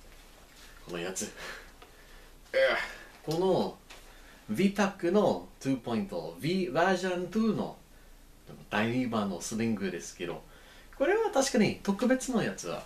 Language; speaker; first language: Japanese; non-native, learner; English